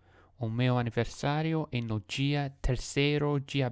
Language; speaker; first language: Portuguese; non-native, learner; English